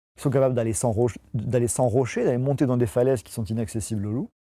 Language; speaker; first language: French; native; French